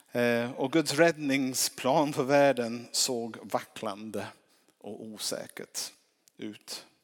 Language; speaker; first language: Swedish; non-native, fluent; English